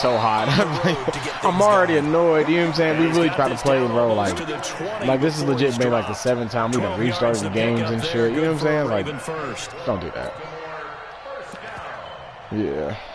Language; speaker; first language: English; native; English